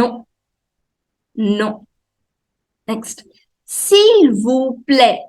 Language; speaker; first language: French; non-native, fluent; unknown